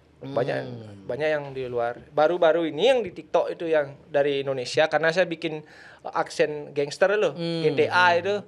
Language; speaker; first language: Indonesian; non-native, local second language; Balinese